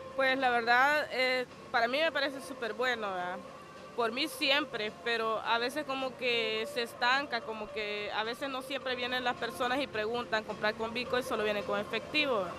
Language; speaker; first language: Spanish; native; Spanish